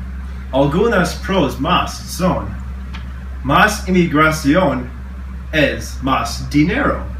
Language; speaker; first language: Spanish; non-native, learner; English